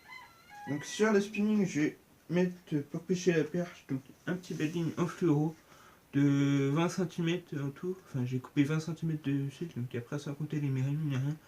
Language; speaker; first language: French; native; French